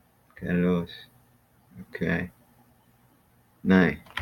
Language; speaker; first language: Greek; non-native, learner; English